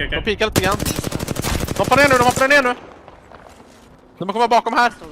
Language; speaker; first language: Swedish; native; Swedish